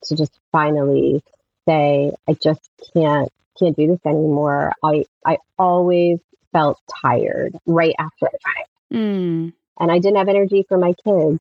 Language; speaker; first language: English; native; English